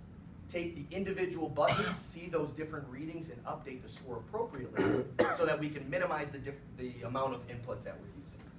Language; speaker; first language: English; native; English